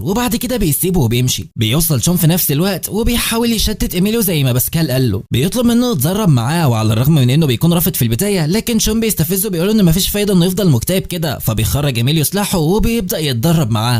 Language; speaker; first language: Arabic; native; Arabic